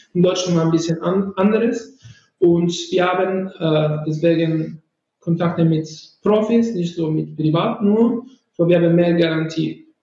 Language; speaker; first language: German; non-native, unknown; Italian